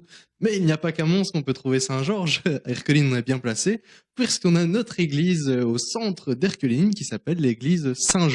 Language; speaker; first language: French; native; French